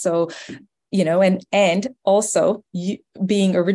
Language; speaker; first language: English; non-native, fluent; French